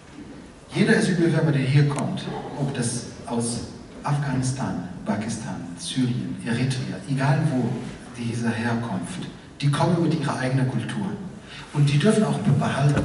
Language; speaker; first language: German; non-native, fluent; Arabic